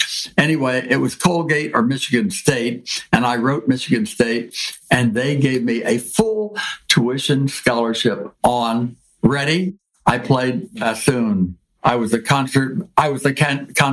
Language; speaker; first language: English; native; English